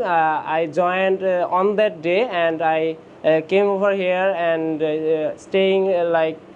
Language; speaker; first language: English; non-native, learner; Bangla